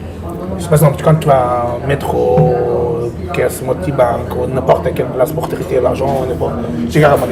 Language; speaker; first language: French; non-native, learner; Portuguese